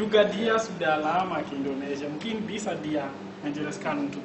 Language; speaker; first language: Indonesian; non-native, learner; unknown